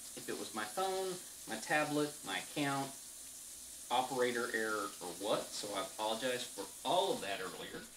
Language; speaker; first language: English; native; English